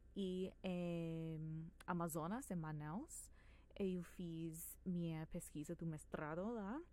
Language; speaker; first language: Portuguese; non-native, fluent; English